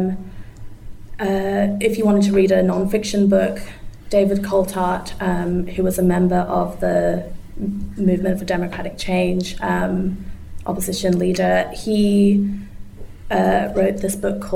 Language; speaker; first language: English; native; English